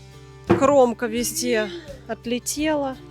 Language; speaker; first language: Russian; native; Russian